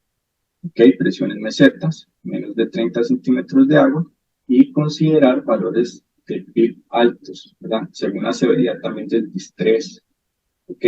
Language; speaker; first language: Spanish; native; Spanish